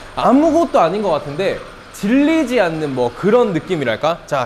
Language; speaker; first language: Korean; native; Korean